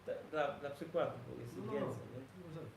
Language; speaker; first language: Polish; native; Polish